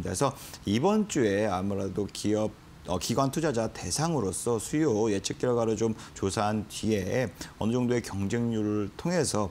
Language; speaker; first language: Korean; native; Korean